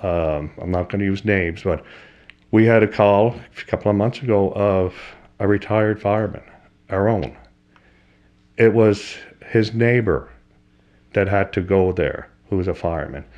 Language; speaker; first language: English; native; English